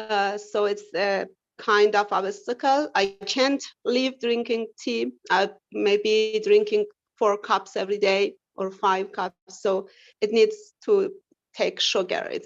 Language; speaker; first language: English; non-native, learner; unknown